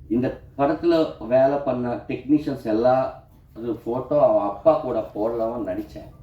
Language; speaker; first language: Tamil; non-native, local second language; Telugu